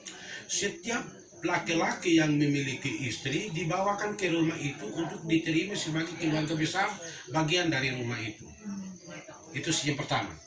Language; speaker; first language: Indonesian; non-native, local second language; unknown